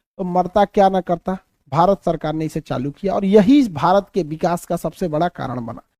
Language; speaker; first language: Hindi; native; Hindi